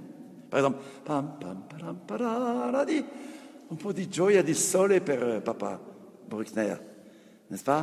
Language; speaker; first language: Italian; non-native, fluent; French